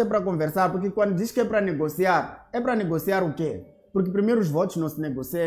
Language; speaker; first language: Portuguese; native; Portuguese